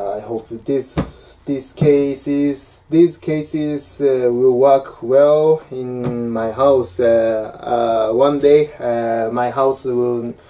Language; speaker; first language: English; non-native, learner; Japanese